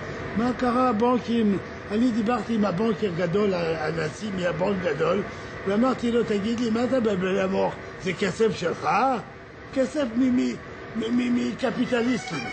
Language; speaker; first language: Hebrew; non-native, learner; French